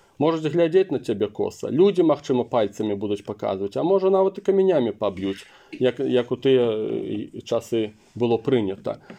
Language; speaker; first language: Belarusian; non-native, local second language; Russian